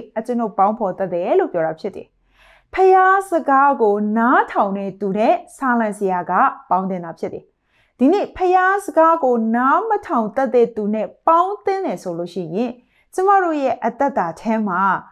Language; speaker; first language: Burmese; non-native, local second language; Kachin